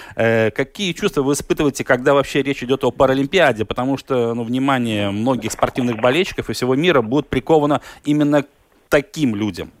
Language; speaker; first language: Russian; native; Russian